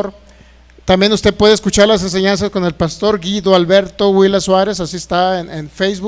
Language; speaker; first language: Spanish; native; Spanish